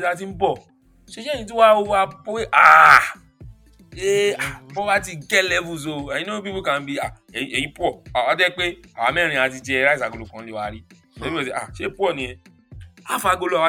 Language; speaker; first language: English; non-native, local second language; Yoruba